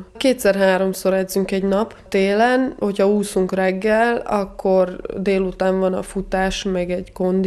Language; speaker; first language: Hungarian; non-native, fluent; Serbian